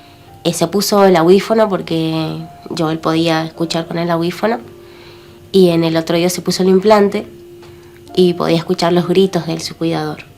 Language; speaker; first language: Spanish; native; Spanish